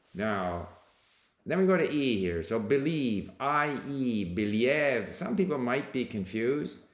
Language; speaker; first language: English; native; English